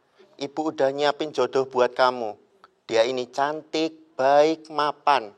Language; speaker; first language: Indonesian; native; Indonesian